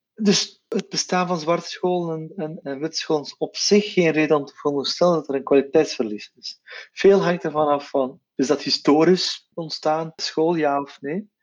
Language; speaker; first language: Dutch; non-native, local second language; Turkish